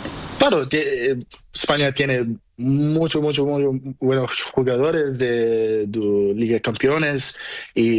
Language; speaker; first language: Spanish; non-native, learner; Portuguese